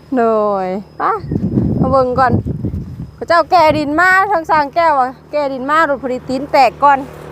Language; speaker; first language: Thai; native; Thai